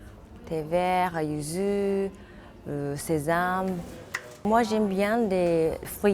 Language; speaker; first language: French; non-native, fluent; Japanese